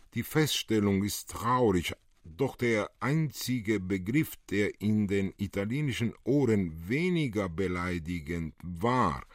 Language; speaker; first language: German; early bilingual, other home language; Italian